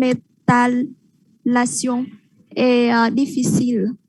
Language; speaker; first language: French; non-native, learner; Vietnamese